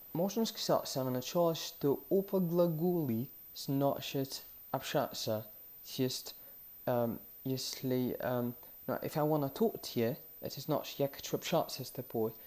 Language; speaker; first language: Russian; non-native, fluent; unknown